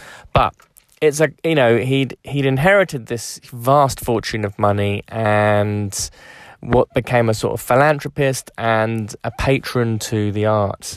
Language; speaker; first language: English; native; English